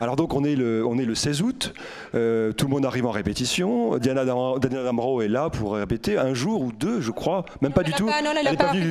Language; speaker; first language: French; native; French